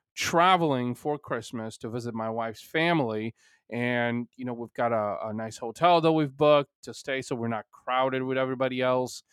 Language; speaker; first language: English; early bilingual, other home language; Bulgarian